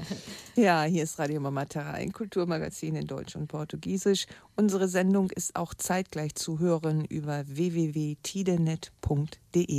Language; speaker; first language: German; native; German